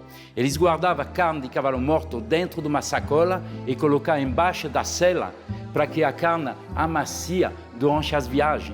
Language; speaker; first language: Portuguese; non-native, fluent; French